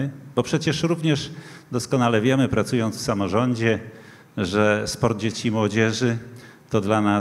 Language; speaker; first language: Polish; native; Polish